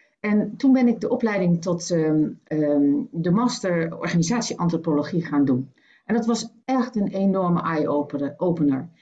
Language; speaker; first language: Dutch; native; Dutch